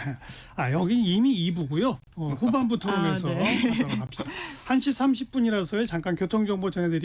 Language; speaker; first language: Korean; native; Korean